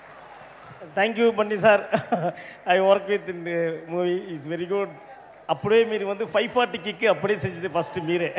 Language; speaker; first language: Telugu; non-native, learner; Tamil